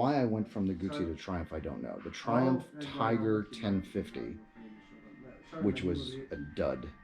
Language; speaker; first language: English; native; English